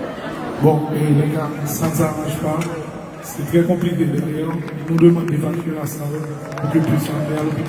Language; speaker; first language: French; non-native, local second language; Haitian Creole